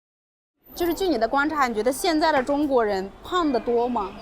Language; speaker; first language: Chinese; native; Chinese